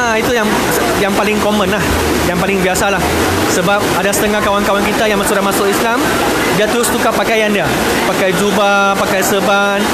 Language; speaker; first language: Malay; non-native, local second language; Chinese